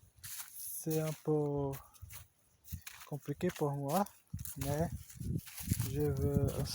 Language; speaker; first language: French; non-native, learner; Portuguese